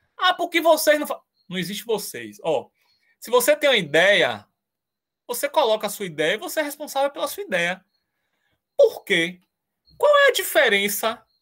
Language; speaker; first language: Portuguese; native; Portuguese